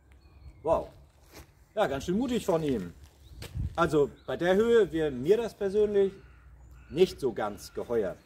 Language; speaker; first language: German; native; German